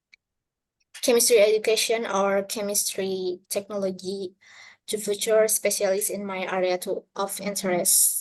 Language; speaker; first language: English; non-native, learner; Indonesian